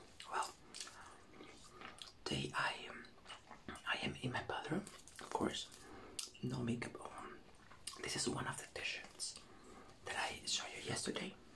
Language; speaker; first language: English; non-native, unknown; Spanish